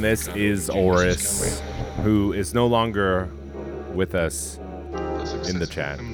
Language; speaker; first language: English; native; English